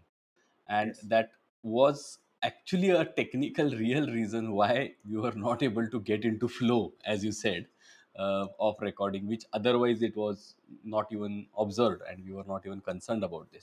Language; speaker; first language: English; non-native, local second language; Marathi